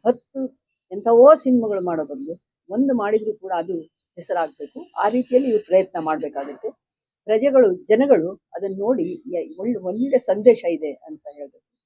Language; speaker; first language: Kannada; non-native, local second language; Lambadi